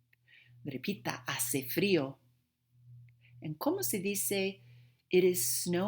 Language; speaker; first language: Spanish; non-native, fluent; English